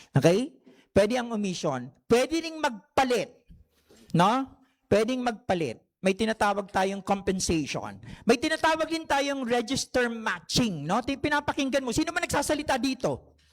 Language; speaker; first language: Filipino; non-native, local second language; Bikol